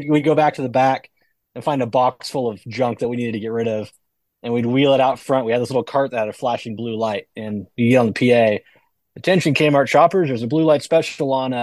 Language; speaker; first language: English; native; English